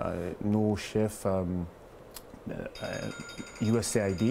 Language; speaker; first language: Romanian; non-native, fluent; English